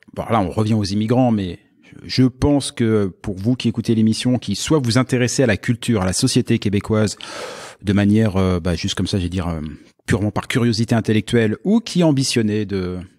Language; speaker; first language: French; native; French